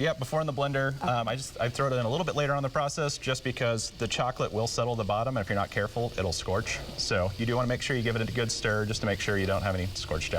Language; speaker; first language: English; native; English